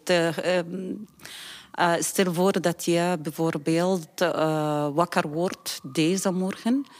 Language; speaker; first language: Dutch; non-native, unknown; Arabic